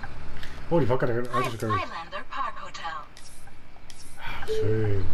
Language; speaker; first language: German; native; German